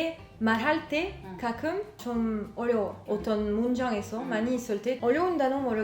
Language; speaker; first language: Korean; non-native, learner; French